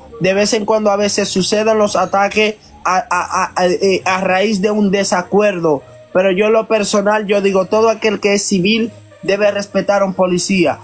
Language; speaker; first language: Spanish; non-native, fluent; Haitian Creole